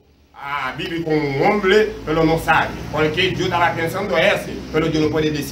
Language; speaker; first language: Spanish; non-native, learner; Haitian Creole